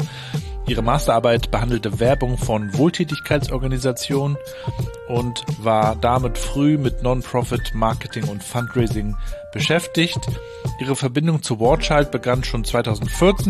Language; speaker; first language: German; native; German